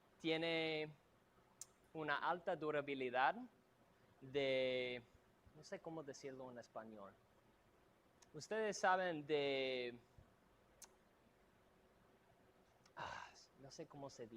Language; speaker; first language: Spanish; non-native, fluent; English